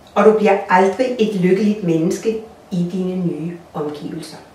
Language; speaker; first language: Danish; non-native, fluent; Russian